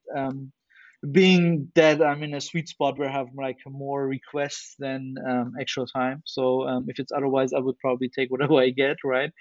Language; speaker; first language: English; non-native, fluent; German